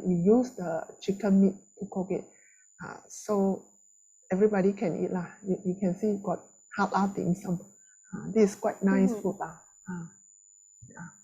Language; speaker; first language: English; non-native, local second language; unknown